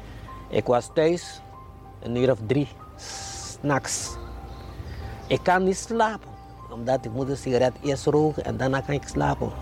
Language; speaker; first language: Dutch; non-native, local second language; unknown